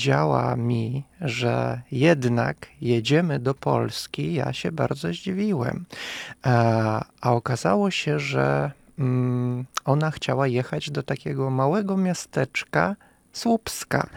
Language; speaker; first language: Polish; non-native, fluent; Russian